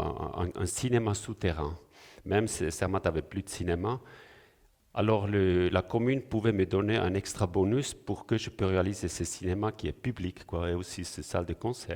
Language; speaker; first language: French; non-native, local second language; German